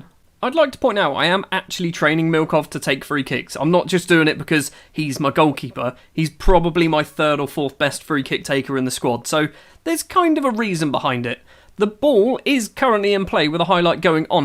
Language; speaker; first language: English; native; English